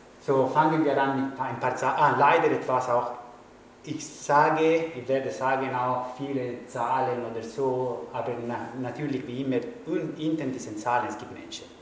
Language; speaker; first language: German; non-native, fluent; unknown